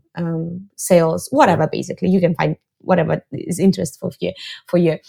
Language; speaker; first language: English; non-native, fluent; Russian